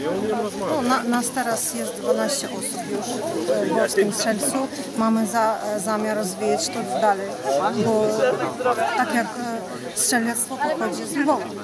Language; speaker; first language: Polish; early bilingual, heritage; Polish